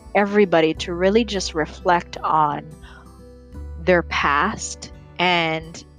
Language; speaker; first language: English; early bilingual, other home language; Rundi